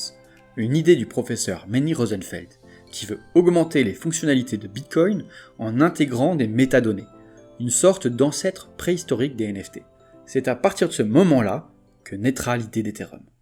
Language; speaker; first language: French; native; French